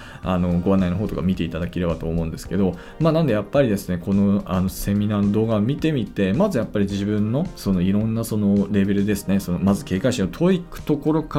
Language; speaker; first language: Japanese; native; Japanese